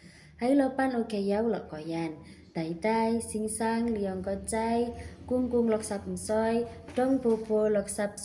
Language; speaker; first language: Cantonese; non-native, learner; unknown